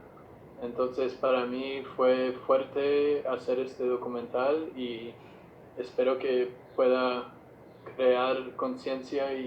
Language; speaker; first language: Spanish; non-native, fluent; English